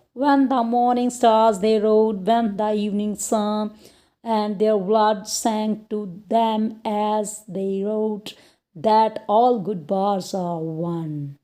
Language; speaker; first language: English; non-native, local second language; Punjabi